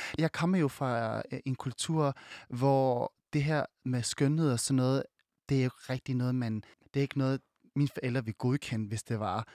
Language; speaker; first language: Danish; early bilingual, other home language; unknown